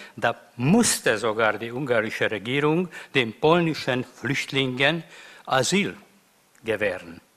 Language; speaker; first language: German; non-native, fluent; Hungarian